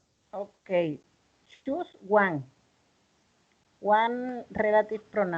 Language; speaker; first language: English; non-native, learner; Spanish